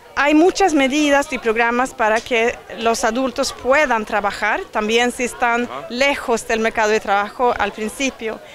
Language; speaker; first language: Spanish; non-native, fluent; Swedish